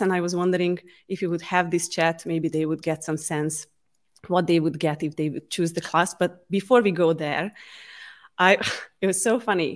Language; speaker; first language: English; non-native, fluent; Hungarian